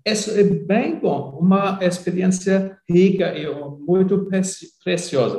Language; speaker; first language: Portuguese; non-native, fluent; German